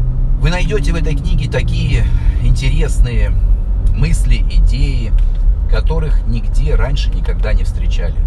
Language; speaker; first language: Russian; native; Russian